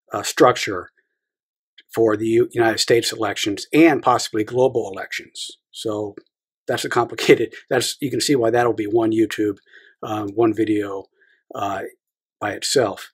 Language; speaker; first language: English; native; English